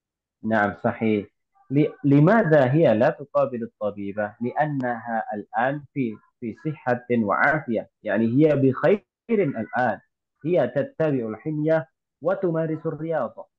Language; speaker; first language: Arabic; non-native, fluent; Indonesian